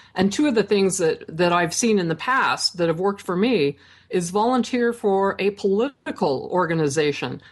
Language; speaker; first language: English; native; English